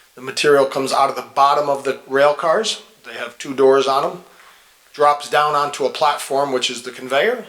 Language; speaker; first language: English; native; English